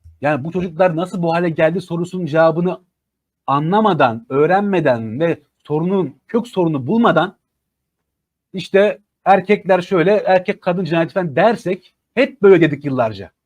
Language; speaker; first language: Turkish; native; Turkish